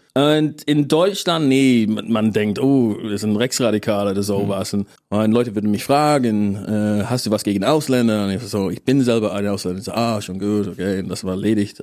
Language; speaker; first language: German; non-native, fluent; English